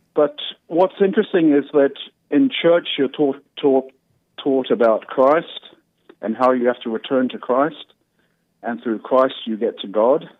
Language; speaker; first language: English; native; English